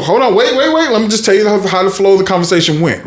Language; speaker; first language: English; native; English